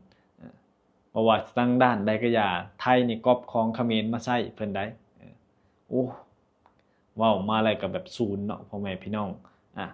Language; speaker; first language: Thai; non-native, local second language; Lao